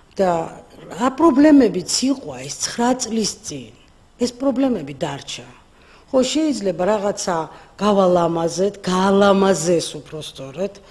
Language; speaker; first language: Georgian; non-native, local second language; Armenian